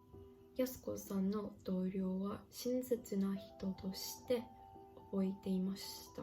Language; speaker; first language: Japanese; non-native, learner; English